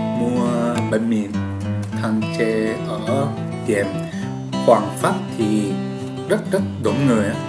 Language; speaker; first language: Vietnamese; non-native, learner; Japanese